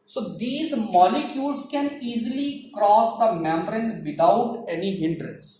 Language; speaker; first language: English; non-native, local second language; Hindi